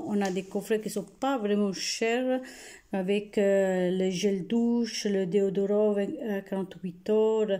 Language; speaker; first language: French; non-native, fluent; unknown